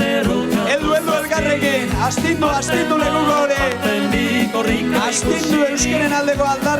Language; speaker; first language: Basque; native; Basque